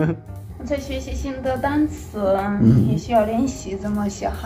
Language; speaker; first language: Chinese; non-native, learner; Russian